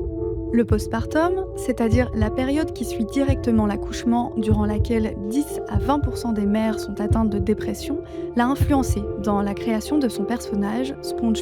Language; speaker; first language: French; native; French